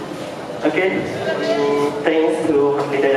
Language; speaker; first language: English; non-native, learner; Indonesian